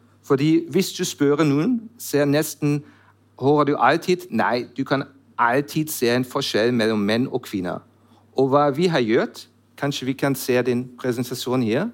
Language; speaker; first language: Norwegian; non-native, learner; German